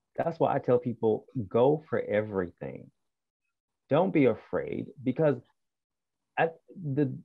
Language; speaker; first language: English; native; English